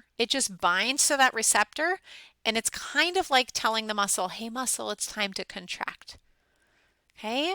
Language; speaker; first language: English; native; English